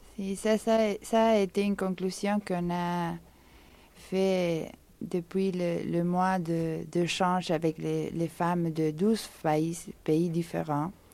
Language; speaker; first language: French; non-native, fluent; Spanish